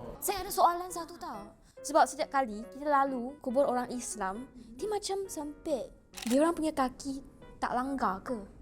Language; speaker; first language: Malay; non-native, local second language; Chinese